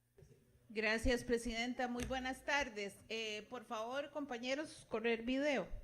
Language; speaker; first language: Spanish; native; Spanish